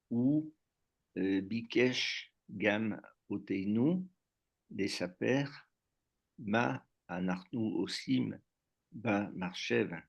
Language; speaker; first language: Hebrew; non-native, learner; French